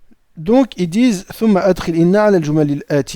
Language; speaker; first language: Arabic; non-native, fluent; French